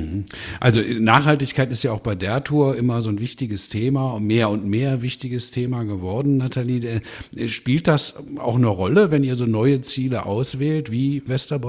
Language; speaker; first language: German; native; German